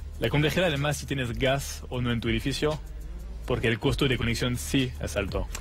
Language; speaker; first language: Spanish; non-native, fluent; French